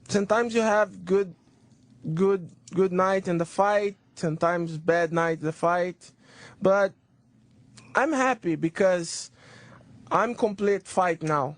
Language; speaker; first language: English; non-native, learner; Portuguese